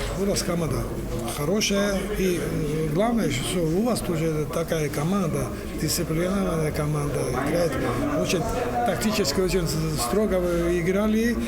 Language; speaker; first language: Russian; non-native, local second language; Georgian